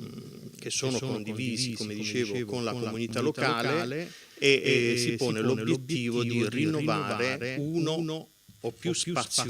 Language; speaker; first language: Italian; native; Italian